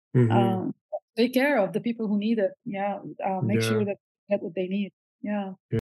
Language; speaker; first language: English; non-native, fluent; Arabic